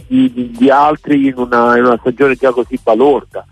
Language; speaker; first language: Italian; native; Italian